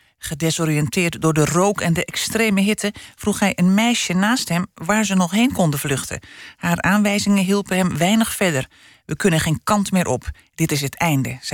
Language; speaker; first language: Dutch; native; Dutch